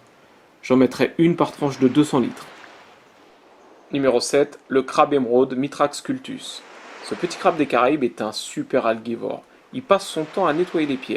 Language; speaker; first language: French; native; French